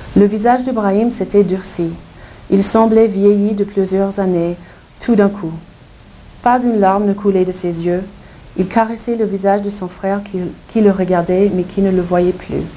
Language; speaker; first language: French; non-native, fluent; English